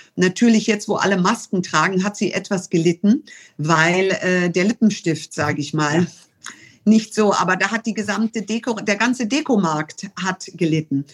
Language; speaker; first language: German; early bilingual, other home language; English